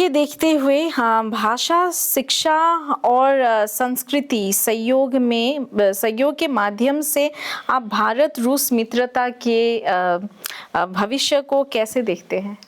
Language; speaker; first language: Hindi; native; Hindi